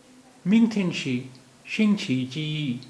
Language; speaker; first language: Chinese; non-native, fluent; Urdu